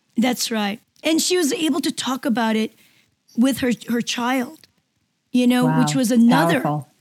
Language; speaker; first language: English; non-native, fluent; Korean